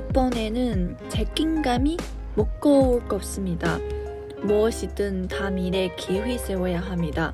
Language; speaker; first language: Korean; non-native, learner; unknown